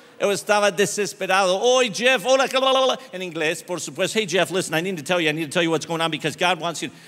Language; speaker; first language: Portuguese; non-native, learner; English